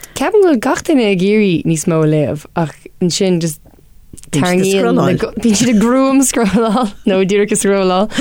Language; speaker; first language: Irish; non-native, local second language; English